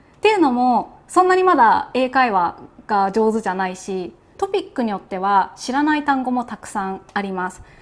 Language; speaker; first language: Japanese; native; Japanese